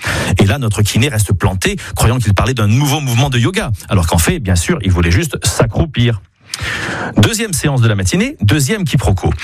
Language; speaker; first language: French; native; French